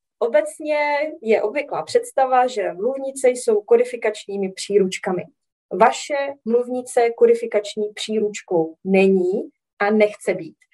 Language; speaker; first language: Czech; native; Czech